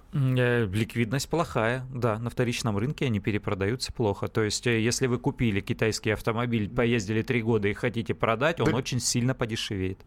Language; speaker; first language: Russian; native; Russian